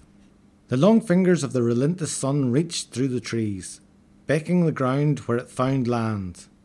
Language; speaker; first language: English; native; English